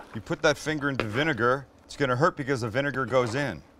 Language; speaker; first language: English; native; English